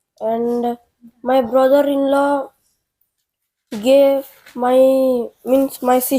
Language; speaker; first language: English; non-native, learner; Odia